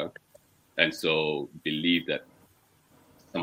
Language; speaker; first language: English; non-native, local second language; Akan